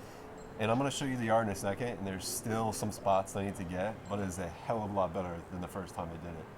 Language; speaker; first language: English; native; English